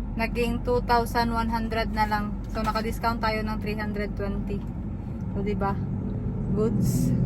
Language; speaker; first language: Filipino; non-native, local second language; Cebuano